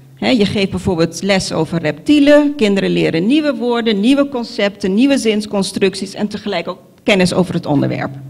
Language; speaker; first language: Dutch; non-native, local second language; Papiamento